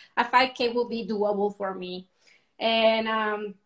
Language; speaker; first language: English; non-native, fluent; Spanish